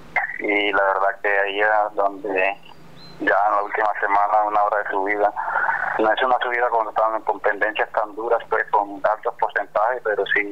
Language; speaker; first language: Spanish; native; Spanish